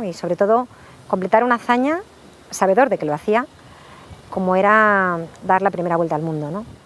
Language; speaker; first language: Spanish; native; Spanish